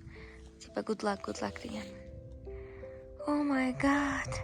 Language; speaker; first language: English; non-native, learner; Uzbek